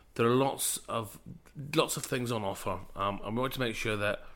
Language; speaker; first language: English; native; English